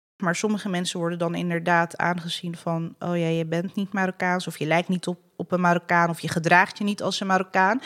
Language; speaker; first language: Dutch; early bilingual, other home language; Arabic